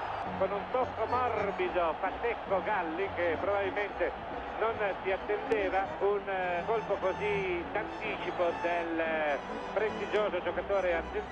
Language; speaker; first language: Italian; native; Italian